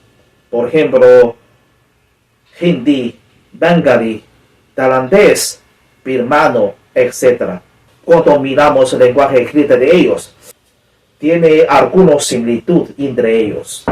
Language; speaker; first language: Spanish; non-native, learner; Chinese